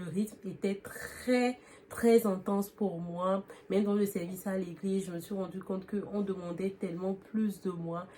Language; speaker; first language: French; native; French